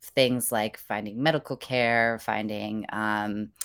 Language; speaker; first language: English; native; English